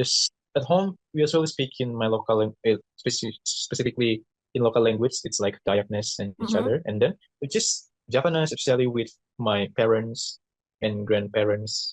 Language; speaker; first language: English; non-native, learner; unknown